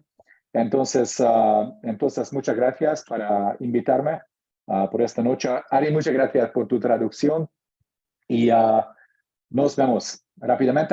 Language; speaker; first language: Spanish; non-native, learner; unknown